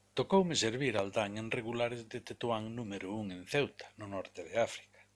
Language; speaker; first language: Spanish; non-native, local second language; Galician